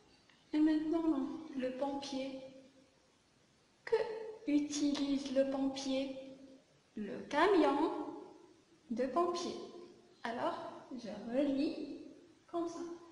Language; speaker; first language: French; non-native, local second language; Arabic